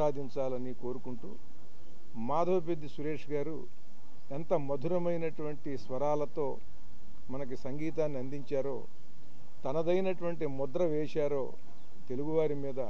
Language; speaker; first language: Telugu; native; Telugu